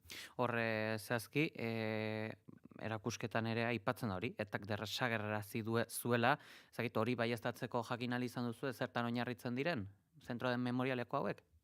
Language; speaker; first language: Basque; native; Basque